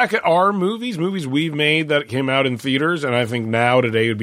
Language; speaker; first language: English; native; English